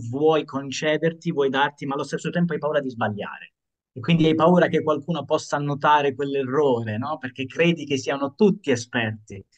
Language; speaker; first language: Italian; native; Italian